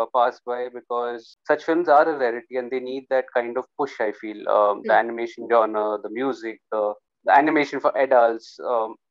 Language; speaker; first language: English; non-native, local second language; Hindi